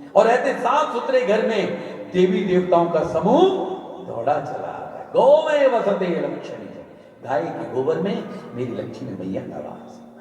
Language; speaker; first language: Hindi; non-native, local second language; Punjabi